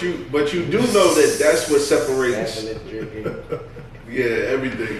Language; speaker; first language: English; native; English